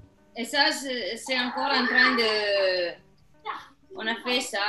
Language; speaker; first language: French; non-native, fluent; Italian